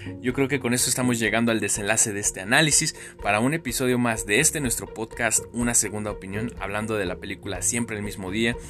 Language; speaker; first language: Spanish; native; Spanish